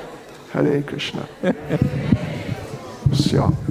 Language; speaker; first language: Russian; non-native, fluent; English